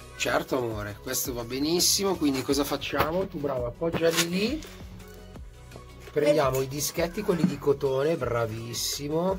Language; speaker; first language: Italian; native; Italian